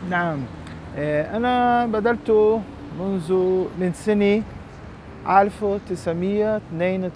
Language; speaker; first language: Arabic; non-native, learner; Portuguese